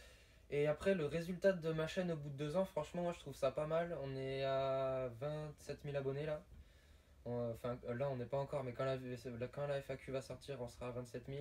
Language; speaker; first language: French; native; French